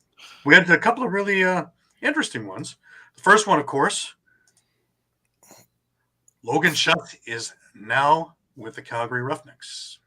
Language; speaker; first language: English; native; English